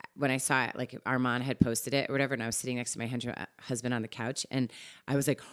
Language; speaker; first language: English; native; English